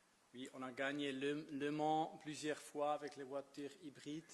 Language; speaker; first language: French; non-native, fluent; Italian